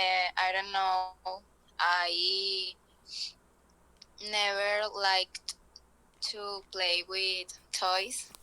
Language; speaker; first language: English; non-native, learner; Spanish